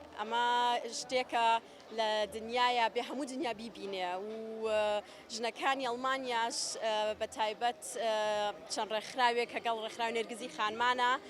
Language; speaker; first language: Central Kurdish; early bilingual, heritage; Central Kurdish